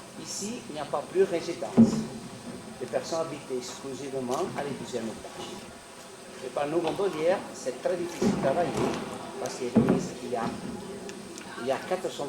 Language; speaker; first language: French; non-native, fluent; Italian